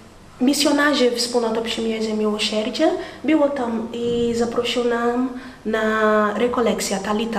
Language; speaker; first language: Polish; non-native, learner; Portuguese